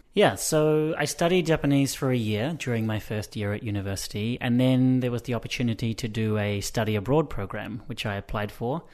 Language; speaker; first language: English; native; English